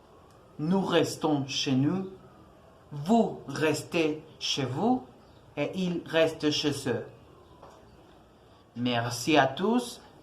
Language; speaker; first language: French; non-native, learner; Spanish